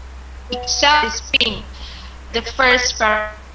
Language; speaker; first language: English; non-native, learner; Indonesian